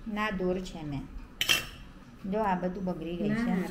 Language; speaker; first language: Gujarati; non-native, learner; Filipino